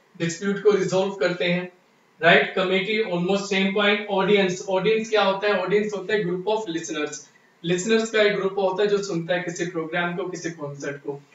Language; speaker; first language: Hindi; non-native, local second language; Punjabi